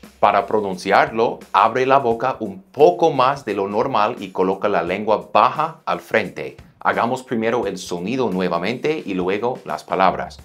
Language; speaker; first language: Spanish; non-native, fluent; English